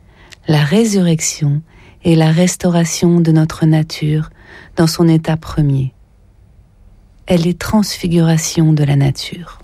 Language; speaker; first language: French; native; French